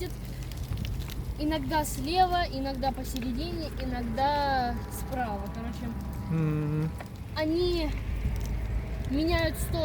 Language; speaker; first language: Russian; early bilingual, other home language; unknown